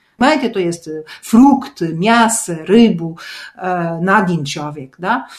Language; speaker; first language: Russian; non-native, fluent; Portuguese